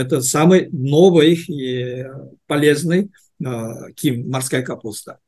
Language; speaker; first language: Russian; non-native, learner; Korean